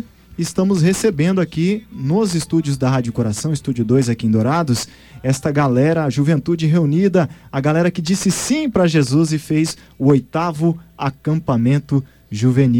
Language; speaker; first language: Portuguese; native; Portuguese